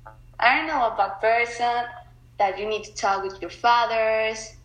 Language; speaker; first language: English; non-native, learner; Spanish